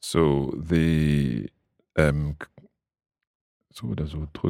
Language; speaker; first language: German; non-native, fluent; English